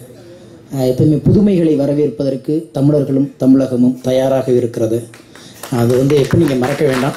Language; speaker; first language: Tamil; native; Tamil